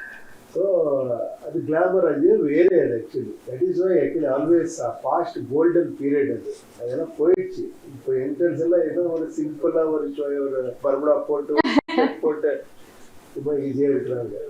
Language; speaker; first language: Tamil; non-native, learner; Kannada